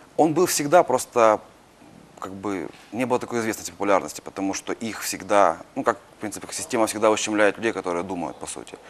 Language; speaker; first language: Russian; native; Russian